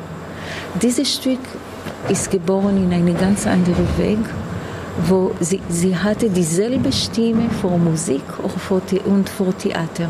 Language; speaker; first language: German; non-native, fluent; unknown